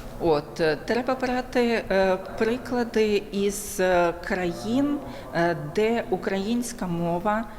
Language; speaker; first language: Ukrainian; early bilingual, heritage; Ukrainian